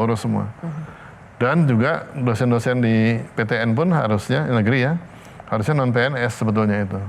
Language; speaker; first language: Indonesian; native; Indonesian